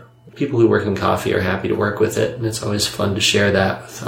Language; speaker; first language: English; native; English